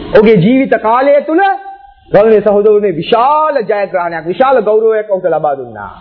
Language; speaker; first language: Sinhala; non-native, local second language; Tamil